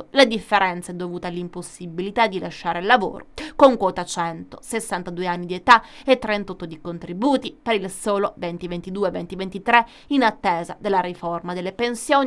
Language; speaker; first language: Italian; native; Italian